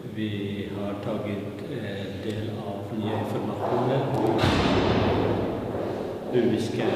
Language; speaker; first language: Swedish; non-native, fluent; Kurdish